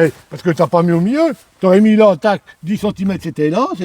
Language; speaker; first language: French; native; French